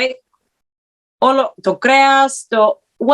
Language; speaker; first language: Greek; early bilingual, heritage; Greek